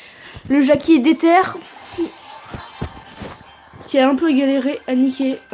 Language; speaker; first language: French; native; French